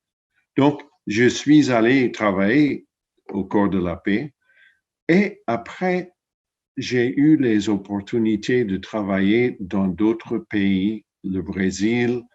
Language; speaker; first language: French; non-native, fluent; English